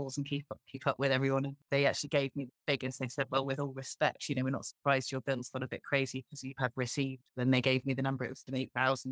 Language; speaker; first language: English; native; English